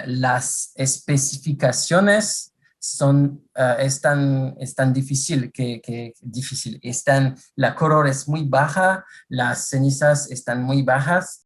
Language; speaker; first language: Spanish; non-native, fluent; French